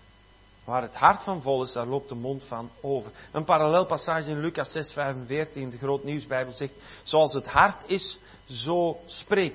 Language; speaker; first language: Dutch; native; Dutch